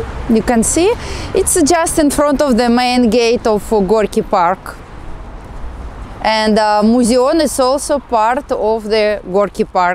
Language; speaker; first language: English; non-native, fluent; Russian